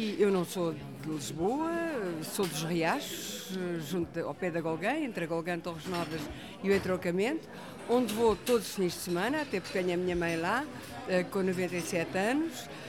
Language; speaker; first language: Portuguese; native; Portuguese